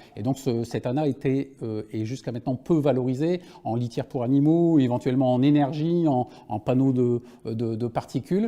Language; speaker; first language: French; native; French